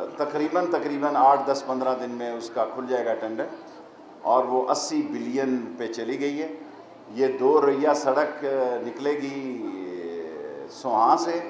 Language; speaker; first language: Urdu; non-native, local second language; Punjabi